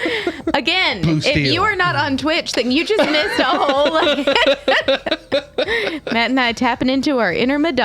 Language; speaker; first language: English; native; English